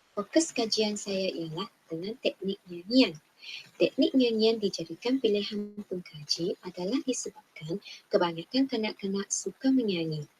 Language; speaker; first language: Malay; non-native, local second language; Chinese